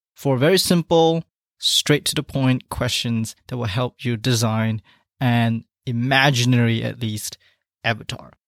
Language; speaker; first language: English; non-native, local second language; Chinese